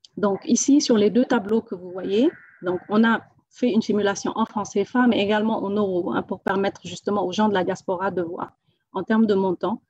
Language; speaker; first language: French; non-native, local second language; Wolof